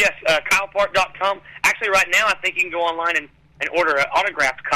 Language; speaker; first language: English; native; English